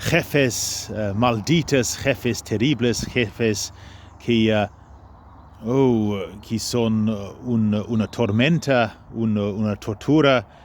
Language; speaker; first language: Spanish; non-native, fluent; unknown